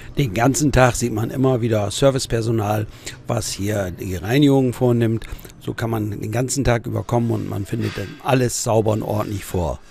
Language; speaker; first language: German; native; German